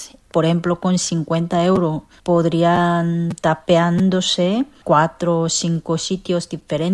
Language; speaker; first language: Spanish; non-native, fluent; Korean